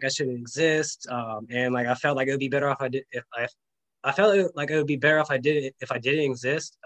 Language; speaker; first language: English; native; English